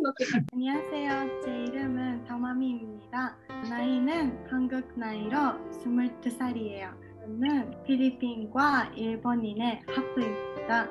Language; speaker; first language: Korean; non-native, learner; Japanese